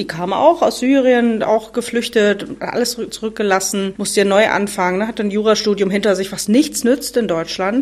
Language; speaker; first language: German; native; German